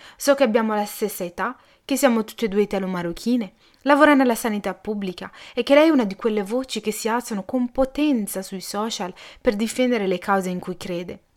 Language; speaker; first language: Italian; early bilingual, other home language; Arabic